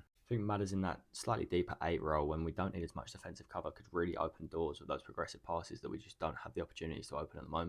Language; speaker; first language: English; native; English